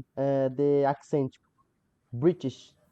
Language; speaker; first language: English; non-native, learner; Portuguese